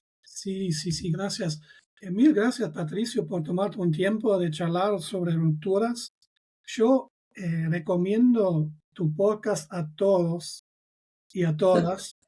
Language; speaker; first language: Spanish; non-native, fluent; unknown